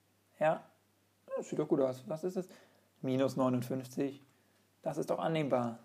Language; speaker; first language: German; native; German